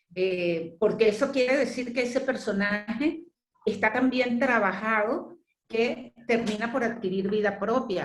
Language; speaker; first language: Spanish; native; Spanish